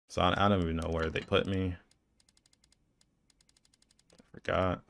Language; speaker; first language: English; native; English